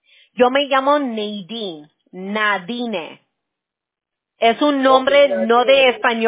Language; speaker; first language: Spanish; early bilingual, heritage; Spanish